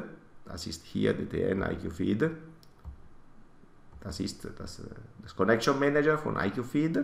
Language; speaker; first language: German; non-native, fluent; Italian